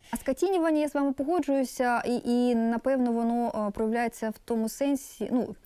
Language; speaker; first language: Ukrainian; non-native, local second language; Russian